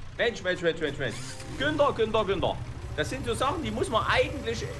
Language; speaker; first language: German; native; German